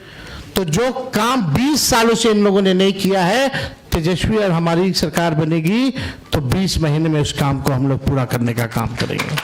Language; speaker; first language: Hindi; native; Hindi